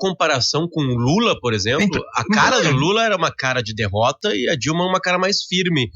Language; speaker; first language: Portuguese; native; Portuguese